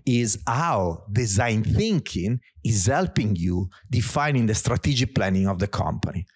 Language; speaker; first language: English; non-native, fluent; Italian